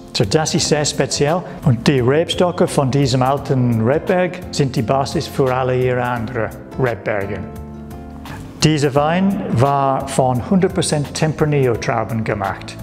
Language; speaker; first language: German; non-native, learner; English